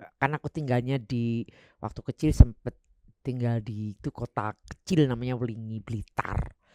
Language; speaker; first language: Indonesian; native; Indonesian